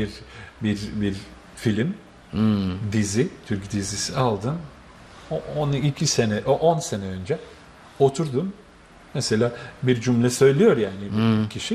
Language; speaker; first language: Turkish; non-native, fluent; Bosnian